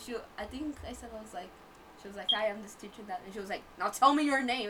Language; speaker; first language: English; early bilingual, other home language; Spanish